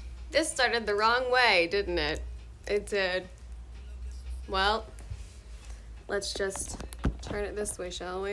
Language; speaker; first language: English; native; English